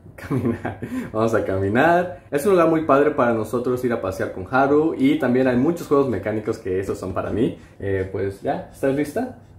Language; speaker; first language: Spanish; native; Spanish